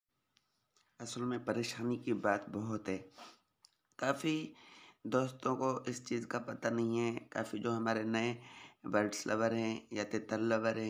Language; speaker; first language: Hindi; non-native, local second language; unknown